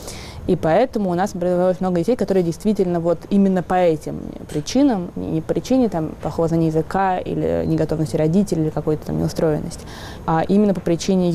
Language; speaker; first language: Russian; native; Russian